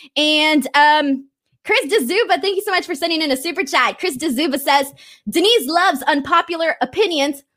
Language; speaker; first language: English; native; English